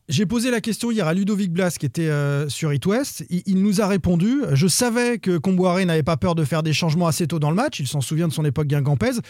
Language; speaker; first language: French; native; French